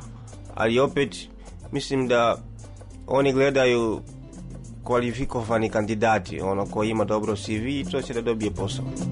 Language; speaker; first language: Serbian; non-native, learner; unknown